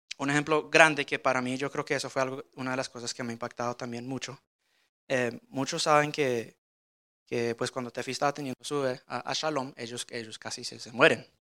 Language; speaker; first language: Spanish; early bilingual, heritage; Spanish